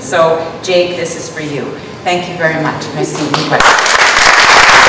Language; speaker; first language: English; native; English